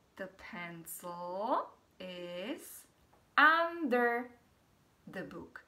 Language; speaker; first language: English; non-native, fluent; Czech